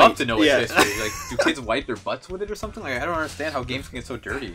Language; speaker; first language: English; native; English